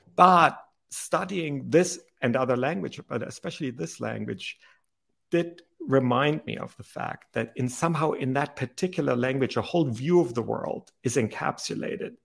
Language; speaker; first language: English; non-native, fluent; German